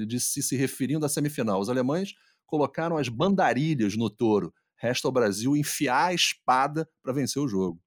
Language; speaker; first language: Portuguese; native; Portuguese